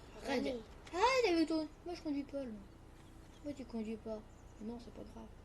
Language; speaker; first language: French; native; French